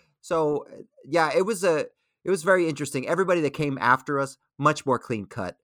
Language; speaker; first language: English; early bilingual, other home language; Spanish